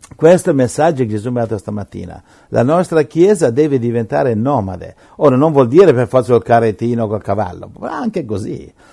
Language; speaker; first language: Italian; native; Italian